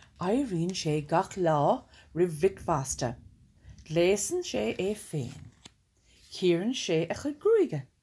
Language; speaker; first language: Irish; non-native, local second language; English